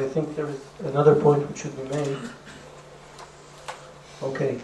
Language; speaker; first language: English; non-native, fluent; Hebrew